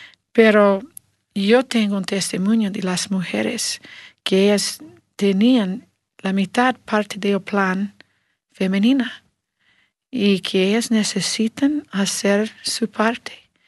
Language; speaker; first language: Spanish; non-native, learner; English